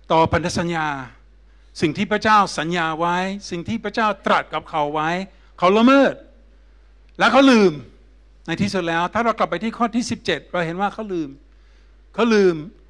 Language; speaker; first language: Thai; non-native, fluent; English